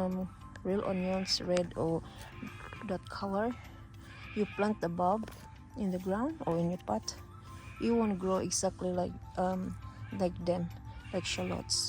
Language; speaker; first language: English; non-native, fluent; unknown